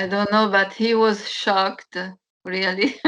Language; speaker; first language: English; non-native, learner; Italian